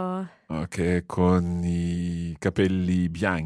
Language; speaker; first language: Italian; non-native, fluent; English